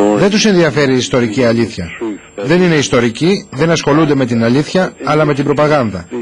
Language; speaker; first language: Greek; non-native, fluent; English